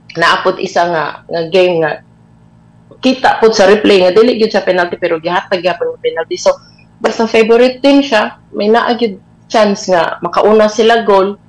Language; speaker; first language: Cebuano; non-native, local second language; Aklanon